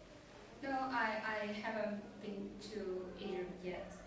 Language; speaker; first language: English; non-native, learner; Chinese